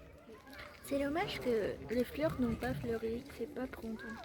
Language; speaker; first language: French; non-native, learner; Indonesian